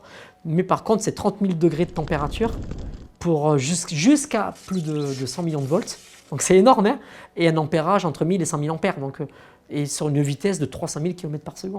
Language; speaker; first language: French; native; French